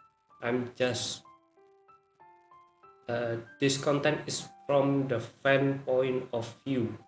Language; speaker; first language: English; non-native, learner; Indonesian